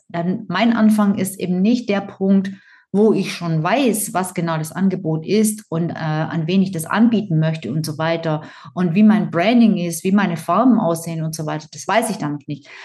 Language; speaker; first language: German; native; German